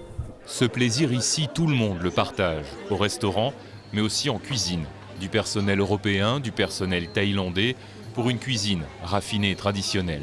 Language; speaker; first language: French; native; French